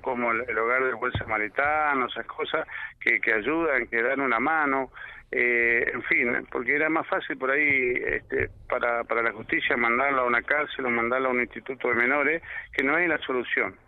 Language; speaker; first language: Spanish; native; Spanish